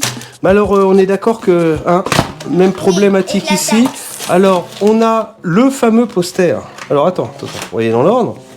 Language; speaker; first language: French; native; French